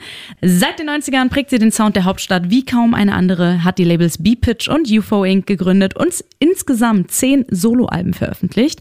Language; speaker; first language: German; native; German